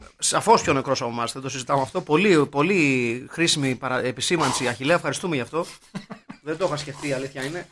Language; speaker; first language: Greek; native; Greek